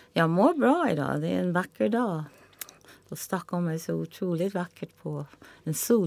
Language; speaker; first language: Swedish; non-native, fluent; English